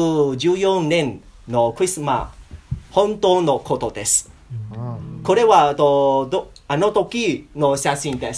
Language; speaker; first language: Japanese; non-native, learner; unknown